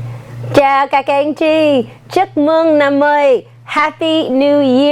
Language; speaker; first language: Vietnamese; non-native, learner; English